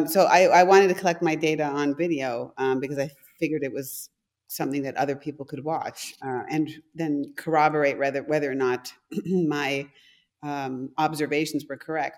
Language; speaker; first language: English; non-native, fluent; German